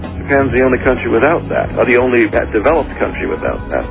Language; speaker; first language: English; native; English